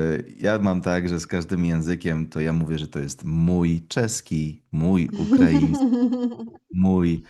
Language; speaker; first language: Polish; non-native, fluent; Russian